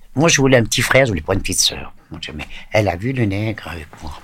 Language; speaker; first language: French; native; French